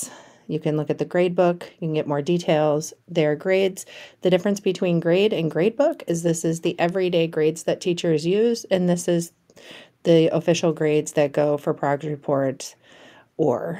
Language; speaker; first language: English; native; English